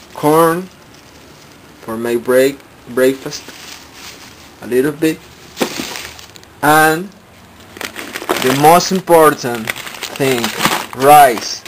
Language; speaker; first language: English; non-native, learner; Spanish